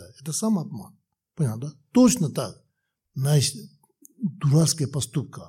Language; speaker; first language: Russian; non-native, learner; Tibetan